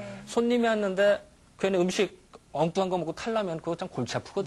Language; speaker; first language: Korean; native; Korean